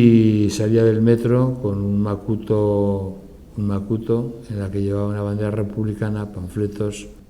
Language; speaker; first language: Spanish; native; Spanish